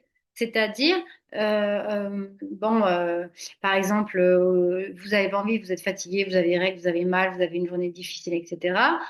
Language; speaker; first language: French; native; French